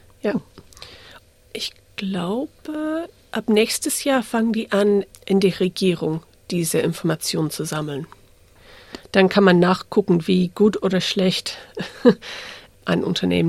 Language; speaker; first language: German; early bilingual, heritage; English